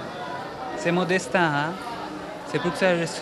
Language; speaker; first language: French; non-native, fluent; Bangla